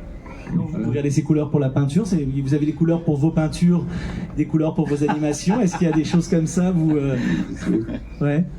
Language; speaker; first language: French; native; French